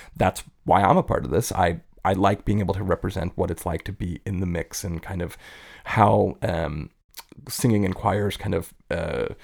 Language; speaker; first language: English; native; English